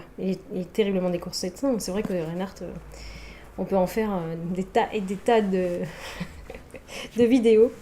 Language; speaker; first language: French; native; French